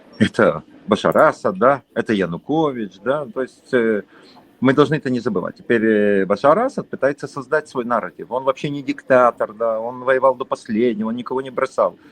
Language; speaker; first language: Russian; native; Russian